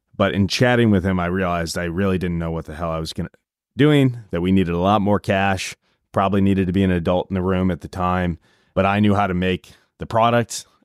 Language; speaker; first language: English; native; English